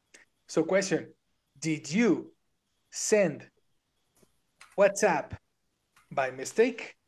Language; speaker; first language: English; non-native, fluent; Spanish